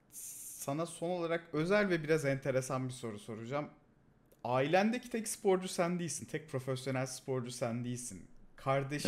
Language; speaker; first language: Turkish; native; Turkish